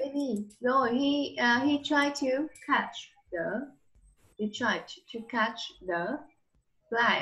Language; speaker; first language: English; non-native, learner; Vietnamese